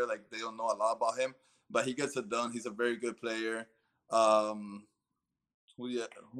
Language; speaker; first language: English; early bilingual, other home language; Spanish